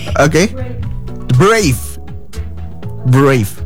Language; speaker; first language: English; non-native, learner; Indonesian